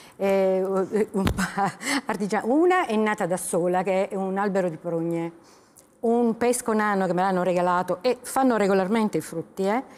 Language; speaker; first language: Italian; native; Italian